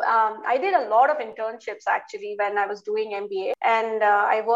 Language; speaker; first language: English; non-native, local second language; Hindi